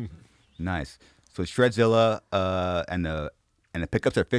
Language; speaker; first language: English; native; English